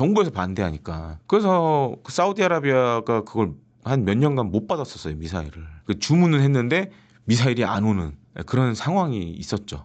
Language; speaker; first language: Korean; native; Korean